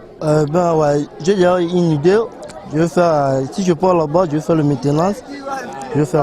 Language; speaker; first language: French; non-native, local second language; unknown